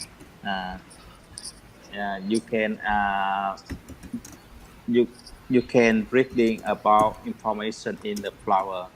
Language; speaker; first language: English; non-native, learner; Vietnamese